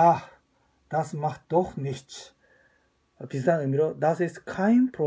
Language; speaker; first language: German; non-native, fluent; Korean